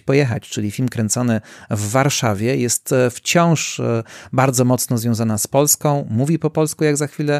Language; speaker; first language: Polish; native; Polish